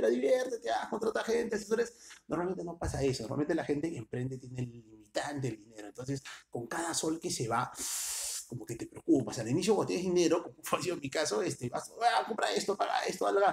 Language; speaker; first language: Spanish; native; Spanish